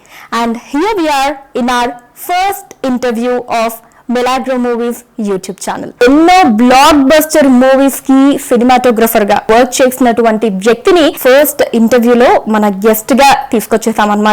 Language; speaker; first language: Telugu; native; Telugu